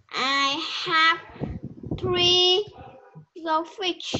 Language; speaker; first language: English; non-native, learner; Vietnamese